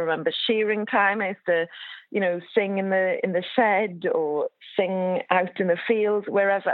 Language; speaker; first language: English; native; English